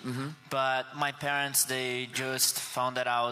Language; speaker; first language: English; non-native, fluent; Portuguese